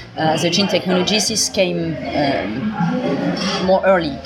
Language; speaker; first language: English; non-native, fluent; French